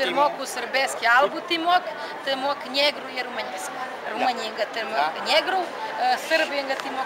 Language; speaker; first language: Romanian; early bilingual, heritage; Romanian